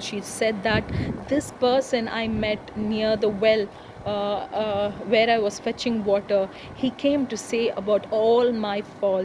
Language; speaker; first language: English; non-native, local second language; Tamil